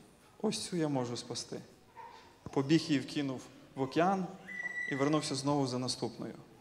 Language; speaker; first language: Ukrainian; native; Ukrainian